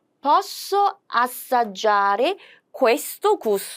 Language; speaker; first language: Italian; non-native, fluent; Korean